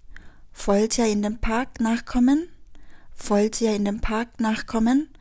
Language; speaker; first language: German; non-native, fluent; Korean